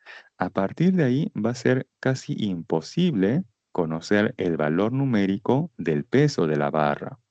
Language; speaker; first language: Spanish; native; Spanish